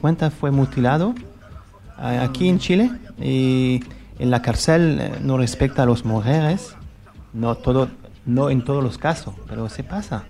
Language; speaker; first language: Spanish; non-native, learner; French